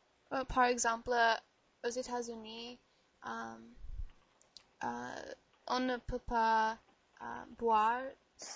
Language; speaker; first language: French; non-native, learner; English